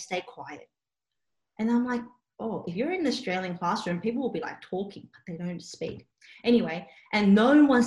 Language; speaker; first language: English; non-native, local second language; Cantonese